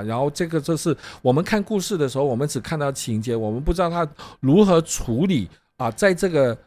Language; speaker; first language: Chinese; non-native, local second language; Cantonese